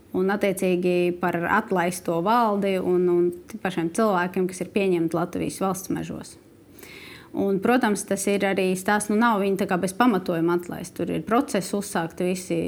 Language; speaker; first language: Latvian; non-native, local second language; Russian